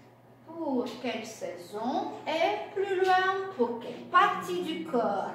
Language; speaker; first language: French; non-native, fluent; Russian